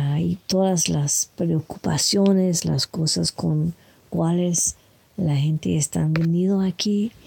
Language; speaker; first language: Spanish; non-native, fluent; French